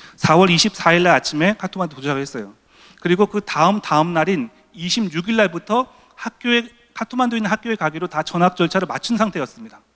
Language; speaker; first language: Korean; native; Korean